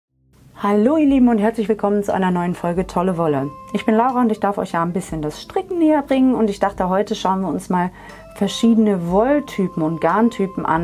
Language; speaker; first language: German; native; German